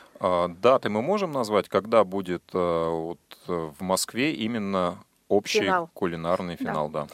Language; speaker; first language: Russian; native; Russian